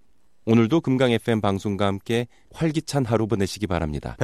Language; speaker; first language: Korean; native; Korean